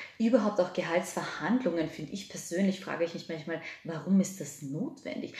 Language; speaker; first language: German; early bilingual, other home language; Serbian